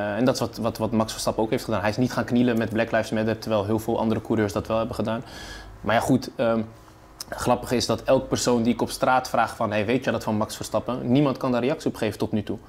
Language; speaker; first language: Dutch; early bilingual, other home language; Arabic